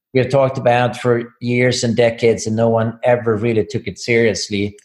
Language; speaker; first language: English; non-native, fluent; Swedish